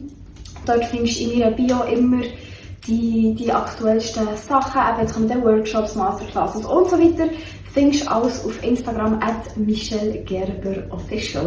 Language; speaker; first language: German; native; German